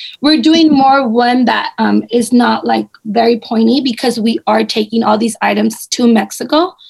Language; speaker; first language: English; early bilingual, other home language; Spanish